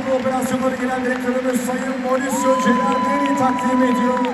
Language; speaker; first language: Turkish; native; Turkish